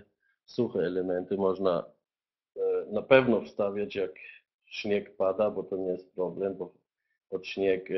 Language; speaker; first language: Polish; non-native, fluent; German